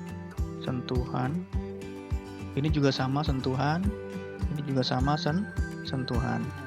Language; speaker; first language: Indonesian; native; Indonesian